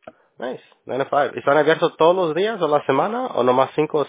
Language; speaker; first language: Spanish; early bilingual, heritage; Spanish